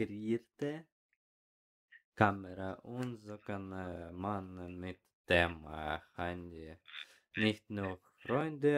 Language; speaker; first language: German; non-native, learner; Ukrainian